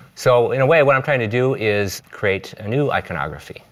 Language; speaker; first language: English; native; English